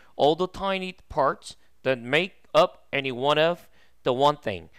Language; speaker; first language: English; non-native, fluent; Korean